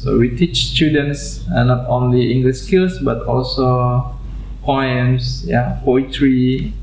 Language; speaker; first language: English; non-native, fluent; Indonesian